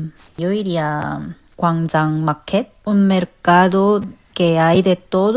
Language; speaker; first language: Spanish; non-native, fluent; Korean